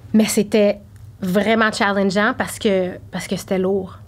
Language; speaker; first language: French; native; French